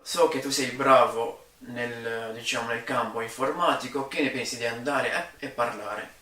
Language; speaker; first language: Italian; non-native, fluent; Arabic